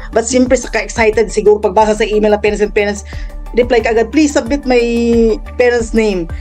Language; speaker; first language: Filipino; non-native, local second language; Cebuano